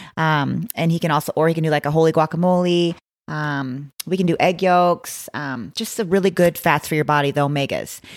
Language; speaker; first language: English; native; English